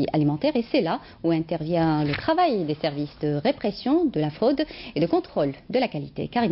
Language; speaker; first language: French; non-native, local second language; Arabic